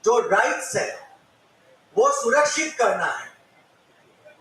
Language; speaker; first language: Hindi; non-native, local second language; Assamese